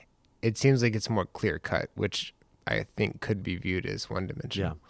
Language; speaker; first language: English; native; English